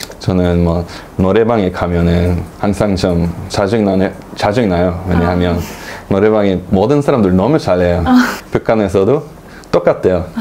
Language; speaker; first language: Korean; non-native, fluent; Norwegian